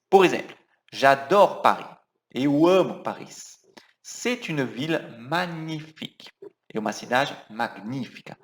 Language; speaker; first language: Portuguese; non-native, fluent; French